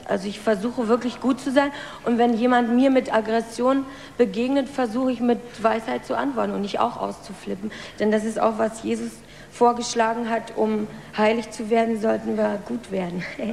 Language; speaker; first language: German; native; German